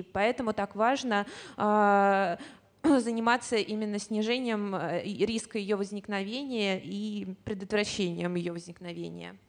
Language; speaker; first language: Russian; native; Russian